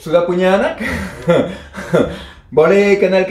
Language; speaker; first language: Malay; non-native, learner; French